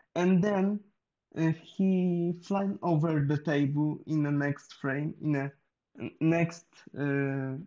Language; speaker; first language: English; non-native, learner; Polish